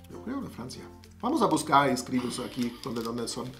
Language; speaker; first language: Spanish; non-native, learner; German